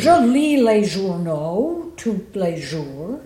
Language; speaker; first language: French; non-native, fluent; English